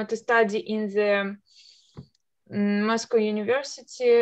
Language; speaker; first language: English; non-native, learner; Russian